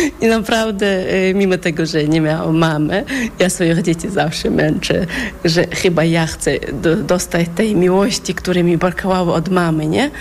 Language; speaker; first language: Polish; non-native, fluent; Chechen